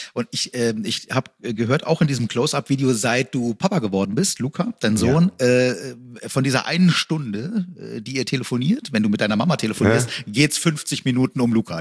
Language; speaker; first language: German; native; German